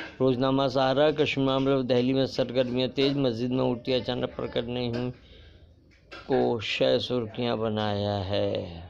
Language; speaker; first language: Urdu; native; Urdu